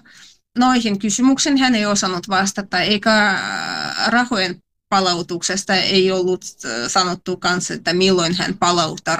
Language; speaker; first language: Finnish; non-native, fluent; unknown